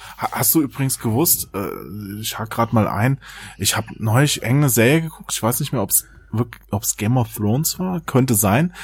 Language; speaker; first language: German; native; German